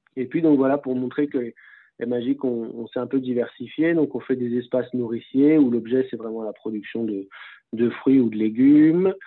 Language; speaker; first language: French; native; French